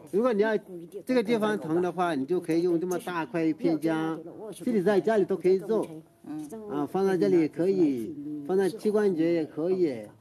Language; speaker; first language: Chinese; non-native, fluent; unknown